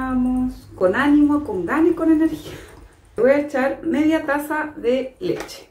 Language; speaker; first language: Spanish; native; Spanish